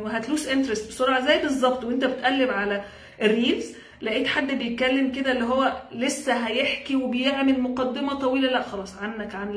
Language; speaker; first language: Arabic; native; Arabic